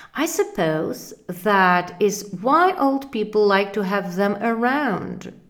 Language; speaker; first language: English; non-native, fluent; Czech